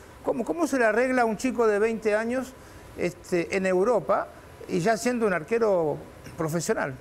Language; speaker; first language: Spanish; native; Spanish